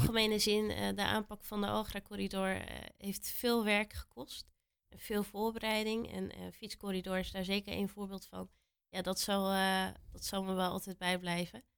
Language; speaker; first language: Dutch; native; Dutch